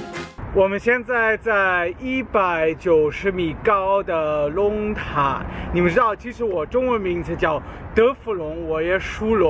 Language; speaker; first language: Chinese; non-native, fluent; German